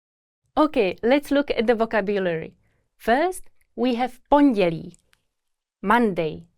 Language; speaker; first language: English; non-native, fluent; Czech